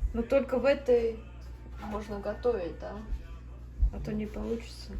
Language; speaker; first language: Russian; early bilingual, heritage; English